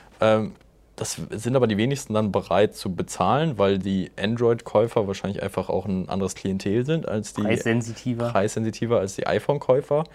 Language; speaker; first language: German; native; German